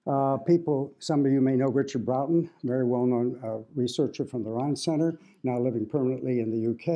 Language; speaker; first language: English; native; English